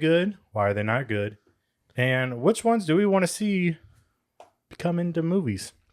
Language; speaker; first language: English; native; English